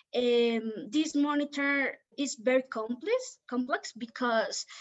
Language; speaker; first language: English; non-native, fluent; Spanish